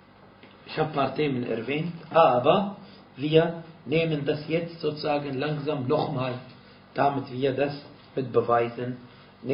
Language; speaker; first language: German; non-native, fluent; Arabic